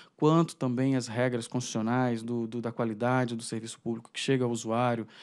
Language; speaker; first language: Portuguese; native; Portuguese